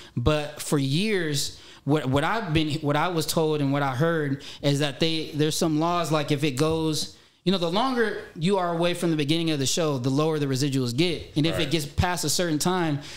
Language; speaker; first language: English; native; English